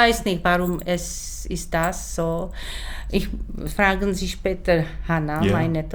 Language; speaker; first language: German; non-native, learner; Czech